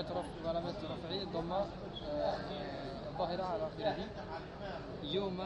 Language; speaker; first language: Arabic; non-native, learner; French